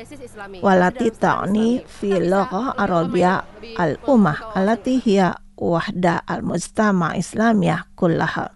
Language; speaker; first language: Arabic; non-native, fluent; Indonesian